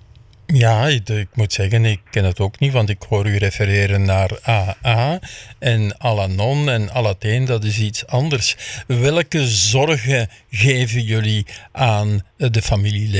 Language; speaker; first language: Dutch; native; Dutch